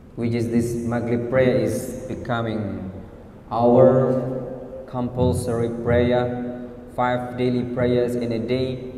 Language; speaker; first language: English; non-native, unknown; Indonesian